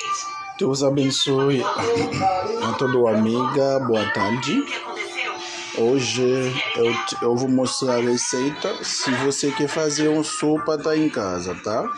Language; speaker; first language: Portuguese; non-native, learner; Haitian Creole